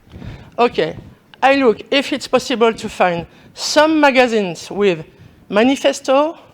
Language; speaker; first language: English; non-native, learner; French